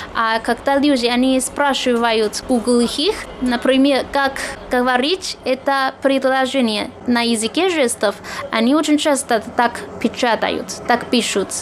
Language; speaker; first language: Russian; non-native, fluent; Chinese